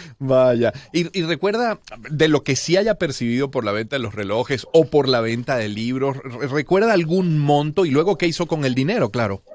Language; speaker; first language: Spanish; native; Spanish